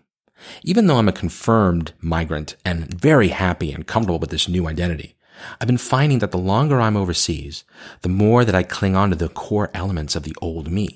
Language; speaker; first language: English; native; English